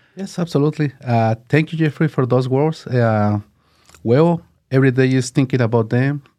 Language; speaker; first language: English; non-native, learner; Spanish